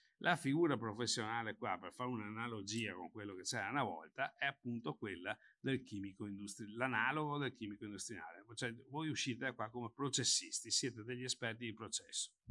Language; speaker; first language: Italian; native; Italian